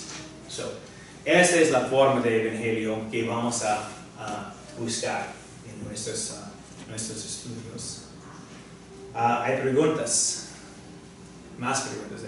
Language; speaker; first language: Spanish; non-native, fluent; English